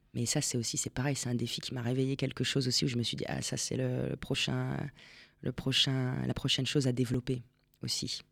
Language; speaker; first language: French; non-native, fluent; Spanish